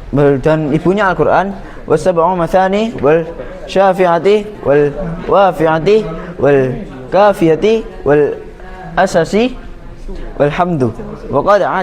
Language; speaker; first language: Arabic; non-native, fluent; Indonesian